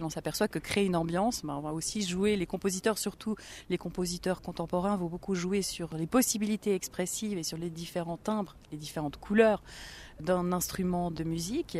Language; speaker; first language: French; native; French